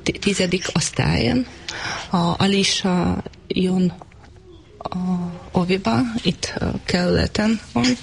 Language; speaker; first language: Hungarian; non-native, learner; Ukrainian